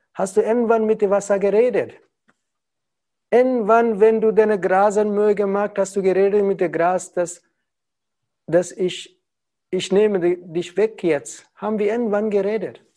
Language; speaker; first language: German; non-native, learner; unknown